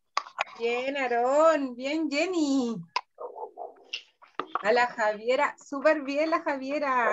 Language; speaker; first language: Spanish; native; Spanish